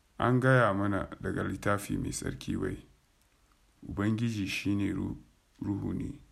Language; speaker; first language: Hausa; non-native, local second language; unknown